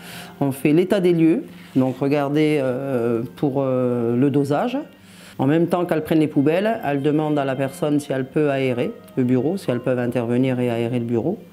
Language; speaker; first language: French; native; French